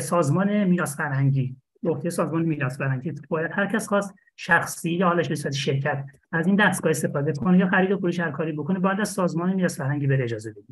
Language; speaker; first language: Persian; native; Persian